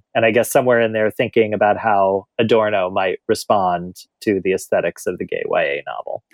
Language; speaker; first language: English; native; English